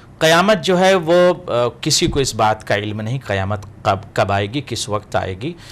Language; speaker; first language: Urdu; native; Urdu